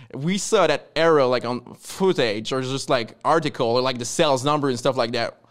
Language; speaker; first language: English; non-native, fluent; French